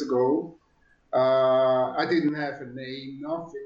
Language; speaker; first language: English; non-native, fluent; Swiss German